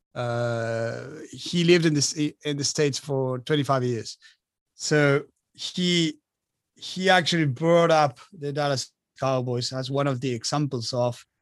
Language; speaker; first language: English; non-native, fluent; Spanish